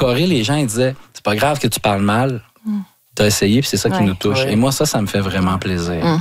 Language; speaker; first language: French; native; French